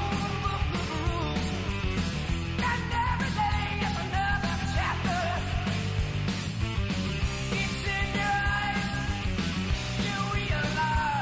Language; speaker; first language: English; native; English